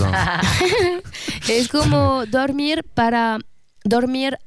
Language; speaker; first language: Spanish; non-native, learner; French